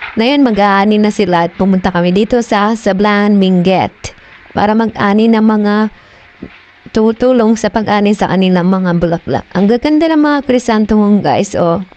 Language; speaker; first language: Filipino; non-native, local second language; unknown